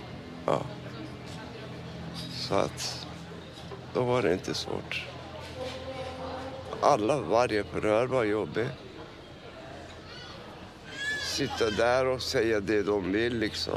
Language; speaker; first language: Swedish; non-native, fluent; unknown